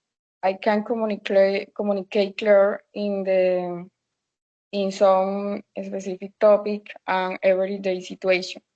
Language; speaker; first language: English; non-native, learner; Spanish